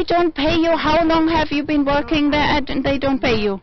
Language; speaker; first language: English; non-native, fluent; German